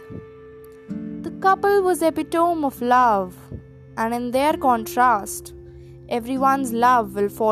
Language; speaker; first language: English; non-native, local second language; Hindi